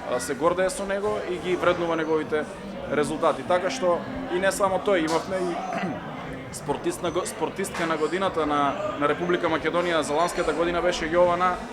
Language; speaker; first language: Macedonian; native; Macedonian